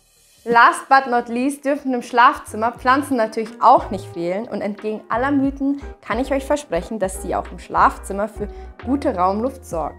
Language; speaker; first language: German; native; German